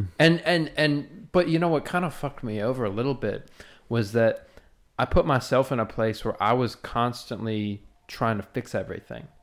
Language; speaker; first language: English; native; English